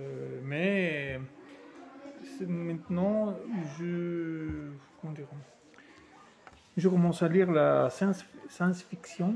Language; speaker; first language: French; non-native, fluent; Italian